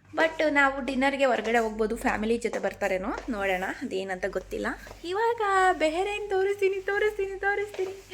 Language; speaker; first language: Kannada; native; Kannada